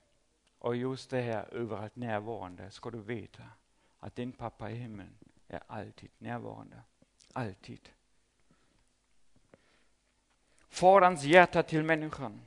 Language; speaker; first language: Swedish; non-native, fluent; German